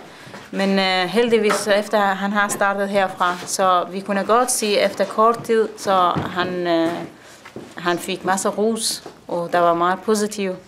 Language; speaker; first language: Danish; non-native, learner; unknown